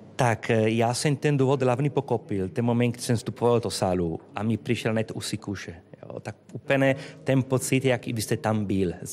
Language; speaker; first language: Czech; non-native, fluent; Italian